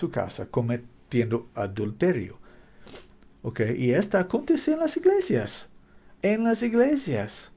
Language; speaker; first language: Spanish; non-native, learner; English